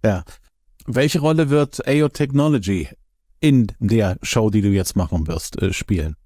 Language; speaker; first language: German; native; German